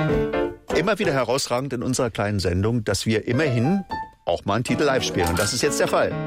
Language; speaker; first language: German; native; German